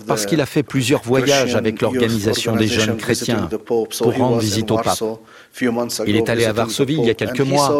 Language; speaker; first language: French; non-native, fluent; Arabic